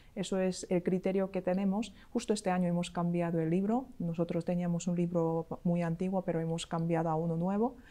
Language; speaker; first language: Spanish; non-native, fluent; Korean